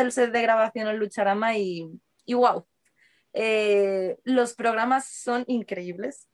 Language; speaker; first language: Spanish; native; Spanish